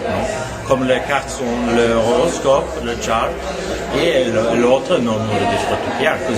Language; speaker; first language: French; non-native, learner; Norwegian